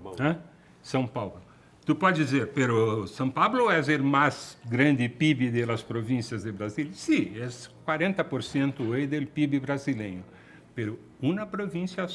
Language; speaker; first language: Spanish; non-native, fluent; Portuguese